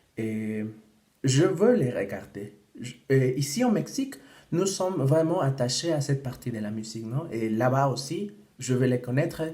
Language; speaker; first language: French; non-native, fluent; Spanish